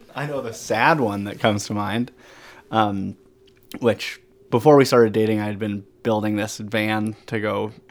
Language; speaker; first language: English; native; English